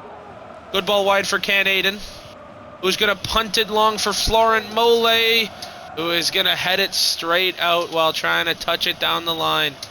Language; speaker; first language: English; native; English